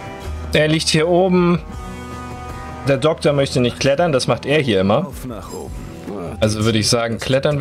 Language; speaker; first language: German; native; German